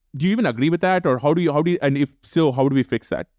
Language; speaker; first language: English; non-native, local second language; Tamil